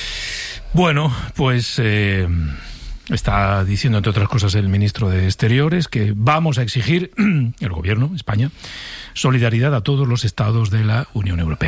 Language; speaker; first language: Spanish; native; Spanish